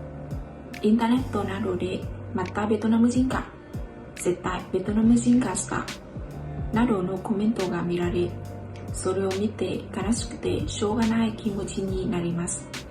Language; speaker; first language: Japanese; non-native, learner; Vietnamese